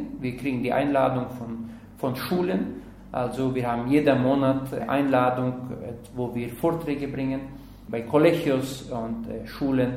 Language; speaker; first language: German; non-native, learner; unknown